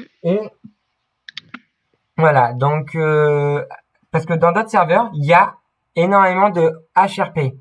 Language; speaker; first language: French; native; French